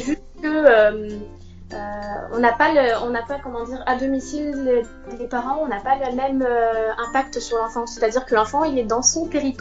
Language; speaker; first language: French; native; French